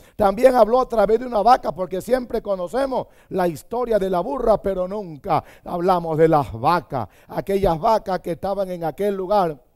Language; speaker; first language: Spanish; native; Spanish